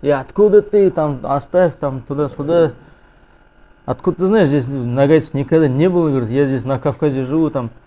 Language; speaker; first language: Russian; non-native, local second language; Kazakh